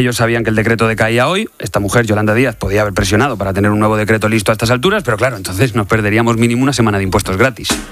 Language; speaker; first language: Spanish; native; Spanish